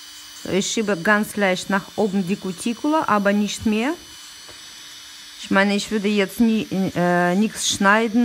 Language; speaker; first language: German; non-native, learner; Russian